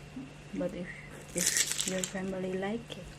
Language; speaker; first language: English; non-native, learner; Indonesian